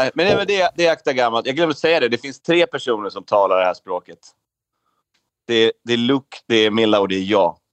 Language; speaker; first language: Swedish; native; Swedish